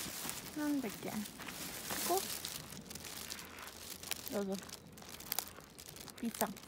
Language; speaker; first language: Japanese; non-native, learner; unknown